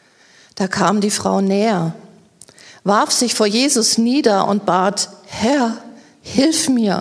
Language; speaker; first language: German; native; German